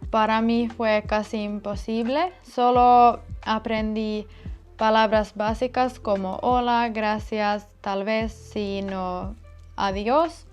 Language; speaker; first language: Spanish; non-native, fluent; Finnish